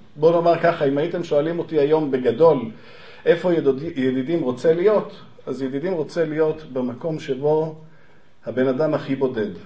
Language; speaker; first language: Hebrew; native; Hebrew